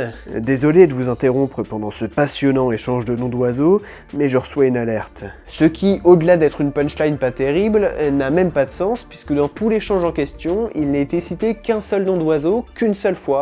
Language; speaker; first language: French; native; French